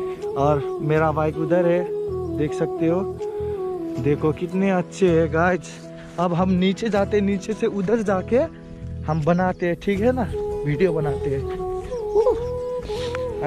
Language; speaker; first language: Hindi; non-native, learner; Nepali